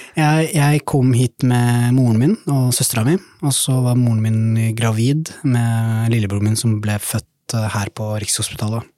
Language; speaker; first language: Norwegian; early bilingual, other home language; Somali